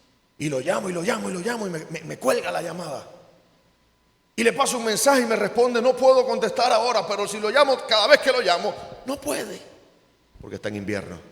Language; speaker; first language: Spanish; native; Spanish